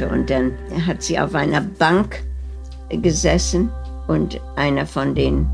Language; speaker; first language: German; early bilingual, heritage; German